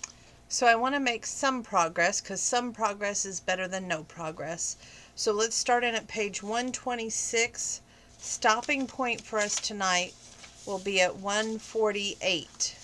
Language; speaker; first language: English; native; English